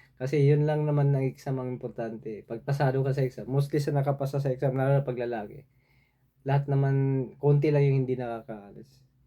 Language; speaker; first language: Filipino; non-native, local second language; Cebuano